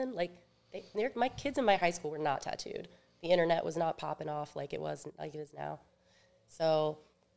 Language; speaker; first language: English; native; English